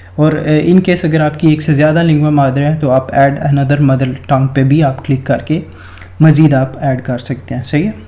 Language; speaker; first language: Urdu; non-native, local second language; Punjabi